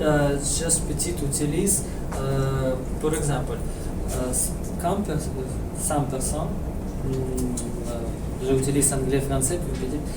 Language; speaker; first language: French; non-native, learner; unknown